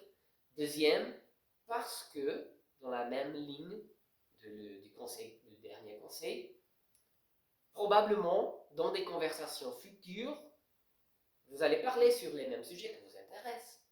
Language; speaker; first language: French; non-native, fluent; Portuguese